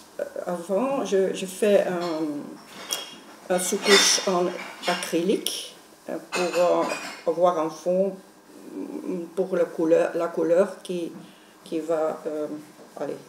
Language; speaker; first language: French; non-native, local second language; Dutch